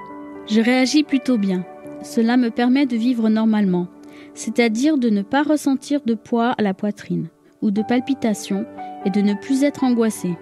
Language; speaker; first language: French; native; French